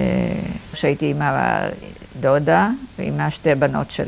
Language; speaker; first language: Hebrew; non-native, fluent; Polish